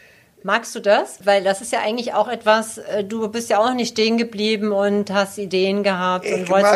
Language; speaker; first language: German; native; German